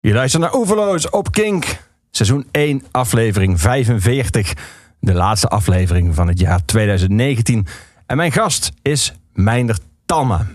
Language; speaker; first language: Dutch; native; Dutch